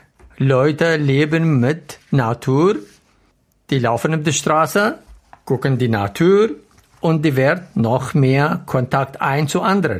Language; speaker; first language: German; non-native, learner; Arabic